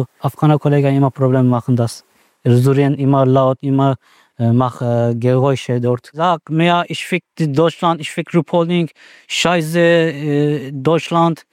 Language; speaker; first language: German; non-native, learner; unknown